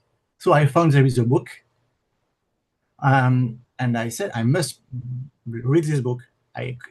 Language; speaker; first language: English; non-native, learner; French